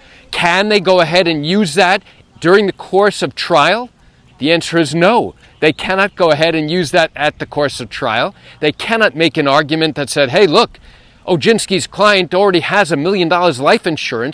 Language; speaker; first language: English; native; English